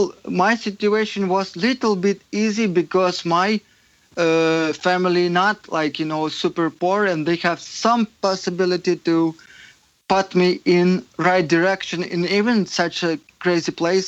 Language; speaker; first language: English; non-native, fluent; Ukrainian